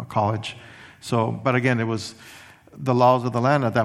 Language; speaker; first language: English; early bilingual, other home language; Spanish